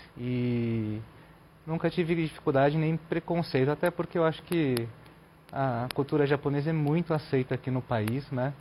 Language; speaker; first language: Portuguese; native; Portuguese